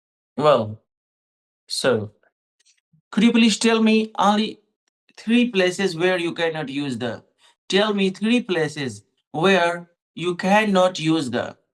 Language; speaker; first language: English; non-native, local second language; Hindi